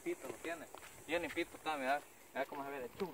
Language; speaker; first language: Spanish; native; Spanish